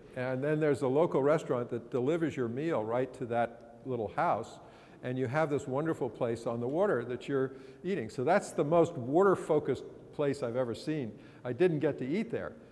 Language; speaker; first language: English; native; English